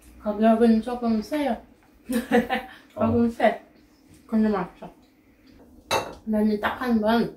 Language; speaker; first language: Korean; non-native, fluent; French